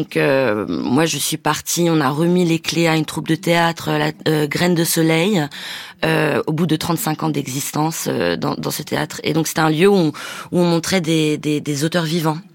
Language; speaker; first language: French; native; French